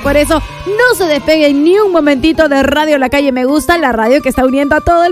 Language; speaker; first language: Spanish; native; Spanish